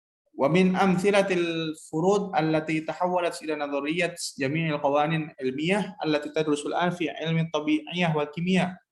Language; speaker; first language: Arabic; non-native, learner; Indonesian